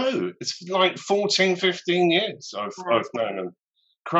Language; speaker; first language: English; native; English